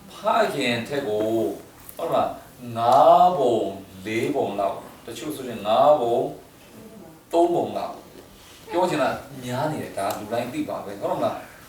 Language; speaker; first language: Burmese; non-native, local second language; Hakha Chin